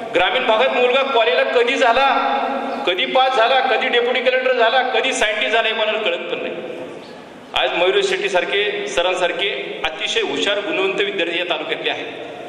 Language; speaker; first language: Marathi; native; Marathi